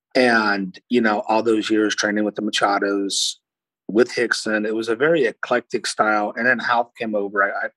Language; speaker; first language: English; early bilingual, other home language; Portuguese